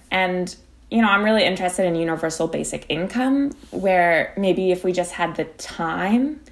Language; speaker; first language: English; native; English